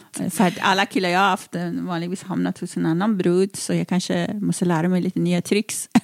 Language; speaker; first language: Swedish; non-native, fluent; Persian